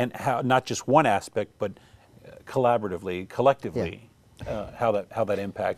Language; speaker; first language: English; native; English